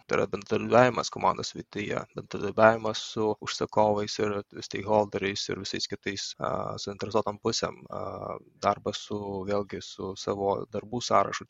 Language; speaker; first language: Lithuanian; native; Lithuanian